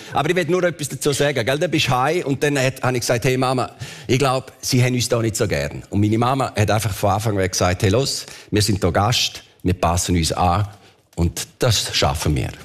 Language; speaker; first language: German; non-native, local second language; Italian